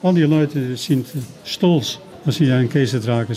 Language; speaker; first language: German; non-native, learner; Dutch